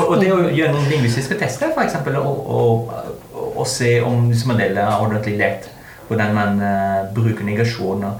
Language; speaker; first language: Norwegian; non-native, fluent; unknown